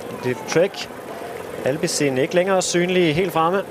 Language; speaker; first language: Danish; native; Danish